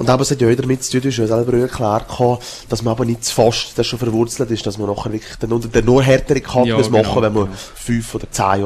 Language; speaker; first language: German; native; German